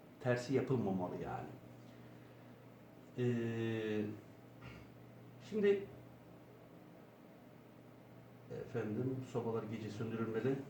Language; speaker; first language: Turkish; native; Turkish